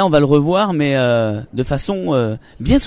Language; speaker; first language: French; native; French